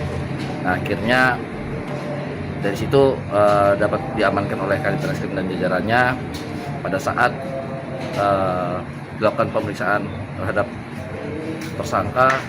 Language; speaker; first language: Indonesian; native; Indonesian